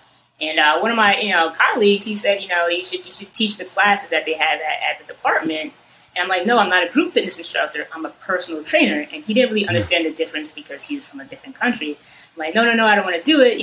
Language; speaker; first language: English; native; English